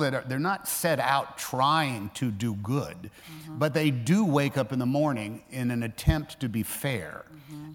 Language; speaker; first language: English; native; English